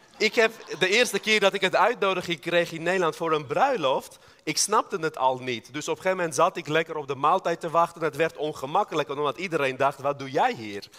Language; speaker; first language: Dutch; non-native, fluent; Armenian